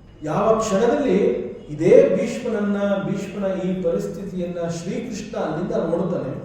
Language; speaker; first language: Kannada; native; Kannada